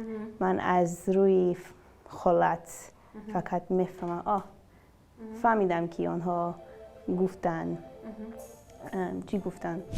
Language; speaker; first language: Persian; early bilingual, other home language; English